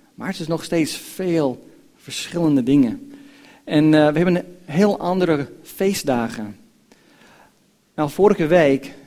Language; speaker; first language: Dutch; non-native, fluent; English